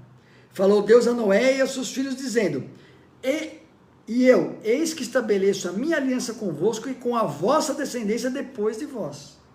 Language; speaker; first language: Portuguese; native; Portuguese